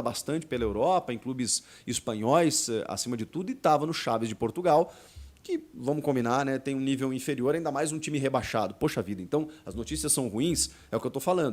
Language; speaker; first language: Portuguese; native; Portuguese